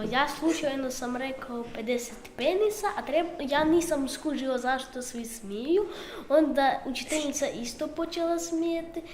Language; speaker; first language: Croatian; non-native, learner; Ukrainian